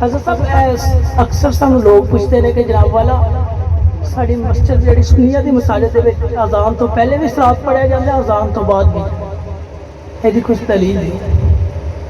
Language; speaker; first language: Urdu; non-native, local second language; Punjabi